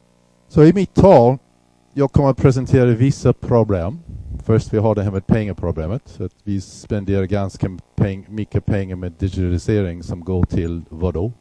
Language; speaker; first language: Swedish; non-native, fluent; English